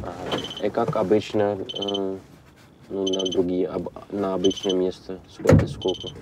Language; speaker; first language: Russian; non-native, learner; Dutch